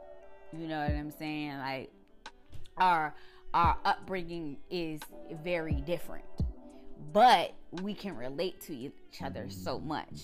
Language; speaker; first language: English; native; English